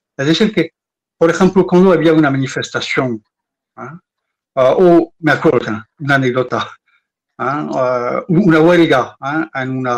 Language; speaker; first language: Spanish; non-native, fluent; Arabic